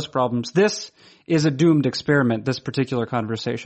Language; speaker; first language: English; native; English